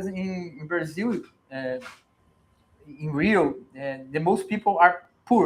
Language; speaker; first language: English; non-native, learner; Portuguese